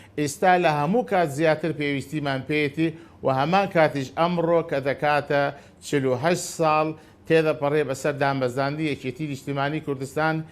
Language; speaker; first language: Central Kurdish; non-native, local second language; Azerbaijani